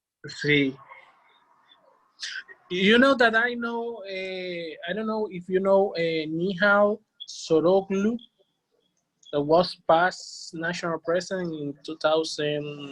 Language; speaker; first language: English; non-native, learner; Spanish